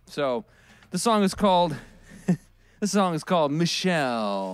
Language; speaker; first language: English; native; English